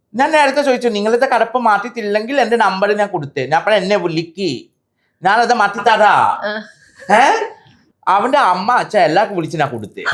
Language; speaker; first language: Malayalam; non-native, local second language; Assamese